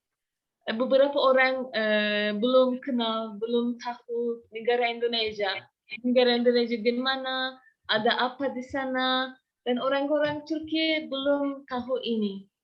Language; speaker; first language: Indonesian; non-native, learner; Turkish